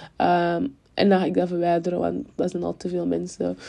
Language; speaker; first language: Dutch; early bilingual, other home language; French